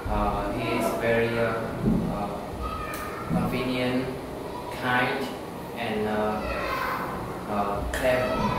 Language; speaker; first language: English; non-native, learner; Vietnamese